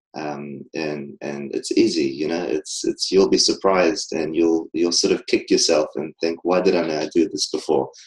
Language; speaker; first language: English; native; English